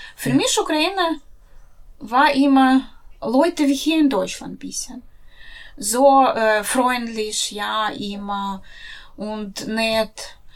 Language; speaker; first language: German; non-native, learner; Russian